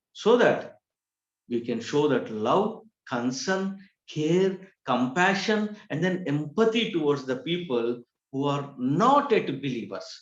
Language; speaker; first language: English; non-native, local second language; Telugu